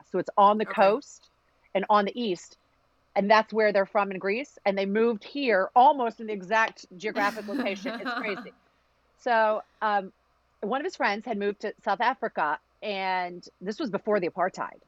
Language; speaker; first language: English; early bilingual, other home language; Greek